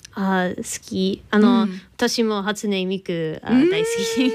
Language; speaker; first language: Japanese; non-native, learner; English